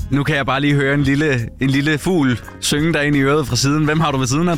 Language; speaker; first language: Danish; native; Danish